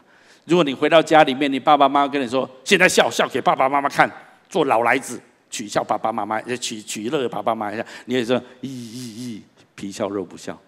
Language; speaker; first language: Chinese; native; Chinese